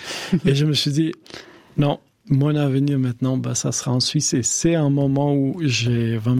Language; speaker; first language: French; non-native, fluent; Albanian